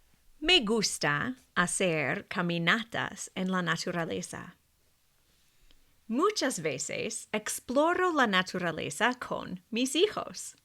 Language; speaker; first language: Spanish; non-native, fluent; English